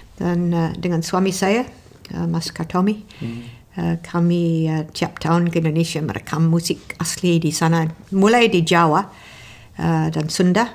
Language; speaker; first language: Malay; non-native, fluent; English